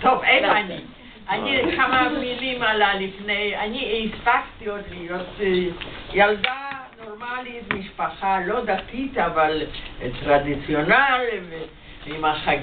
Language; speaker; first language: Hebrew; non-native, fluent; Yiddish